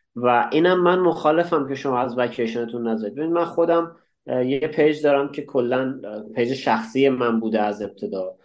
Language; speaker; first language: Persian; native; Persian